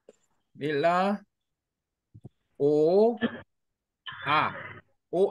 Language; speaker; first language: Vietnamese; non-native, learner; Korean